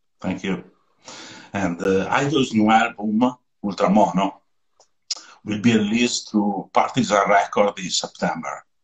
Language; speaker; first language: English; non-native, learner; Italian